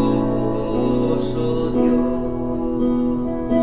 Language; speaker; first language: Spanish; native; Spanish